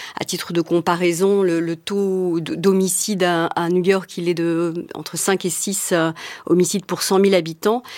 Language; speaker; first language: French; native; French